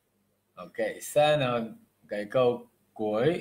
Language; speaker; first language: Vietnamese; non-native, fluent; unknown